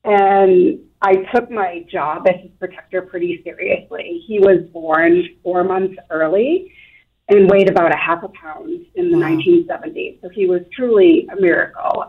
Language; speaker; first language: English; native; English